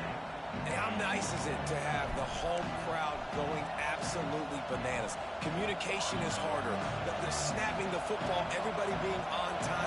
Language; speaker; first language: English; native; English